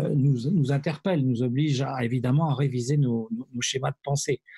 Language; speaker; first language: French; native; French